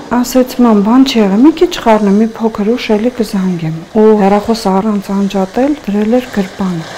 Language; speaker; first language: Armenian; native; Armenian